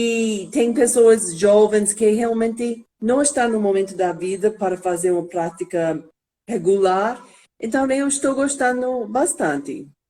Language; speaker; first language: Portuguese; non-native, fluent; English